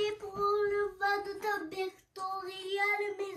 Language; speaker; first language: French; early bilingual, heritage; French